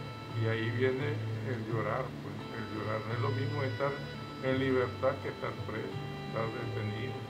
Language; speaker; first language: Spanish; native; Spanish